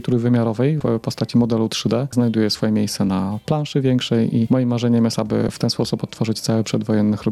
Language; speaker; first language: Polish; native; Polish